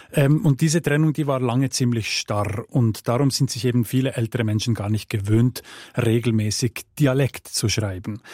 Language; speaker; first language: German; native; German